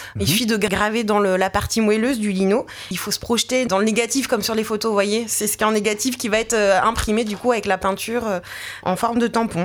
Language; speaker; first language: French; native; French